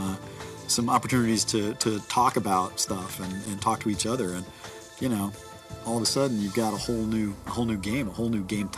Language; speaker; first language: English; native; English